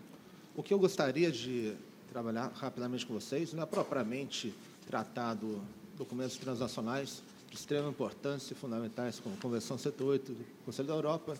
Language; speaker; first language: Portuguese; native; Portuguese